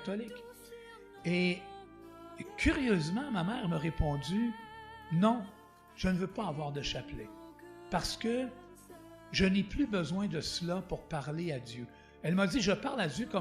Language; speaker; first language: French; native; French